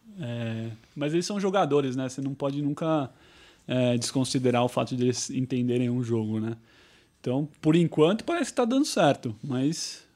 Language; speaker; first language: Portuguese; native; Portuguese